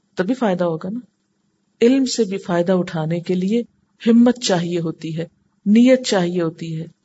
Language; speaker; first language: Urdu; native; Urdu